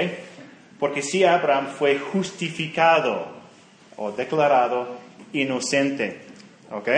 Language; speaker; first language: Spanish; non-native, fluent; English